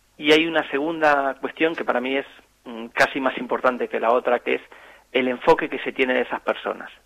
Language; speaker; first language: Spanish; native; Spanish